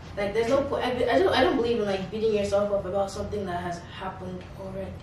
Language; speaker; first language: English; non-native, local second language; Yoruba